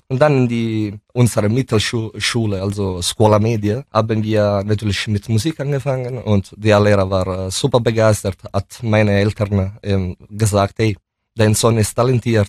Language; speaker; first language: German; non-native, fluent; Italian